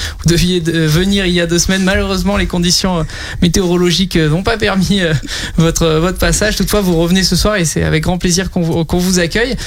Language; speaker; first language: French; native; French